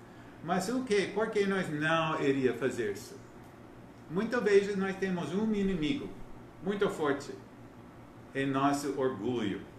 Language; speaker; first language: Portuguese; non-native, learner; English